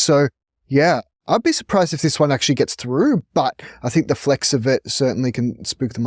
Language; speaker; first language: English; native; English